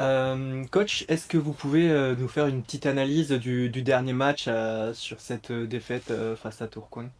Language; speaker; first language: French; native; French